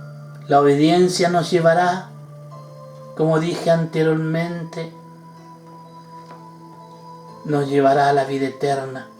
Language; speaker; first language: Spanish; native; Spanish